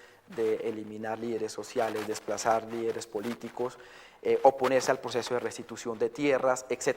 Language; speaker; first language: Spanish; native; Spanish